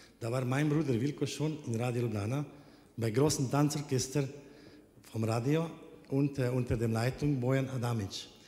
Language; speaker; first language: German; non-native, fluent; Slovenian